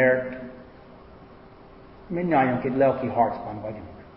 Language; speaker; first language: Hungarian; non-native, fluent; English